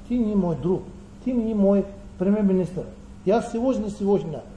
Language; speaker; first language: Russian; non-native, learner; Tibetan